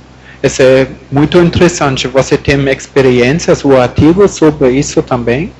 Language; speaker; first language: Portuguese; non-native, learner; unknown